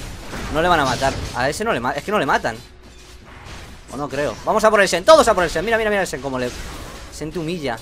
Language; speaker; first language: Spanish; native; Spanish